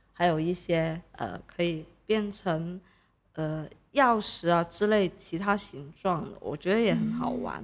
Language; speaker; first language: Chinese; non-native, local second language; Cantonese